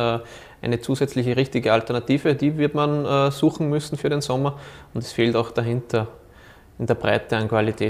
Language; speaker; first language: German; native; German